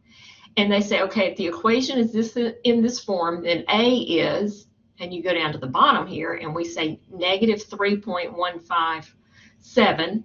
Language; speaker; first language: English; native; English